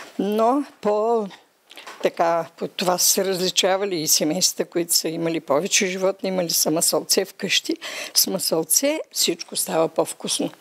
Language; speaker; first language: Bulgarian; native; Bulgarian